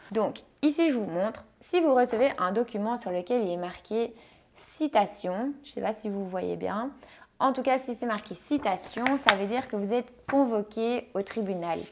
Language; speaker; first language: French; native; French